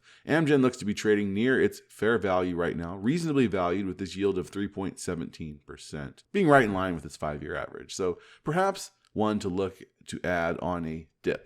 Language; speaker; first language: English; native; English